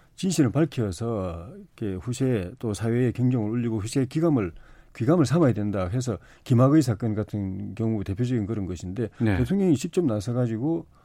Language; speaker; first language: Korean; native; Korean